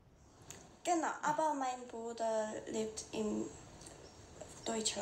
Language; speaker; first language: German; non-native, learner; Korean